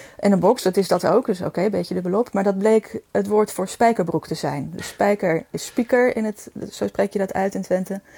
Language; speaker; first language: Dutch; native; Dutch